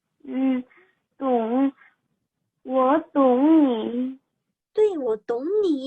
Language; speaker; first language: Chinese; non-native, learner; Korean